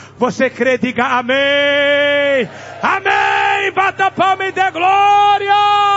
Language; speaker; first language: Portuguese; non-native, local second language; Tsonga